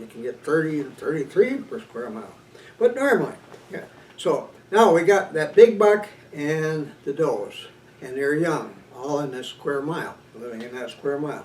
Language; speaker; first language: English; native; English